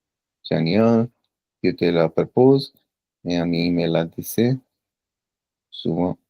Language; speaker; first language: French; non-native, learner; Punjabi